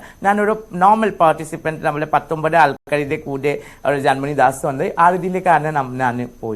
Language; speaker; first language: Malayalam; non-native, local second language; Assamese